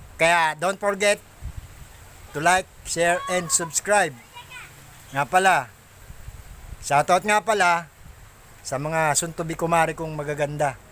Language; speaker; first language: Filipino; native; Filipino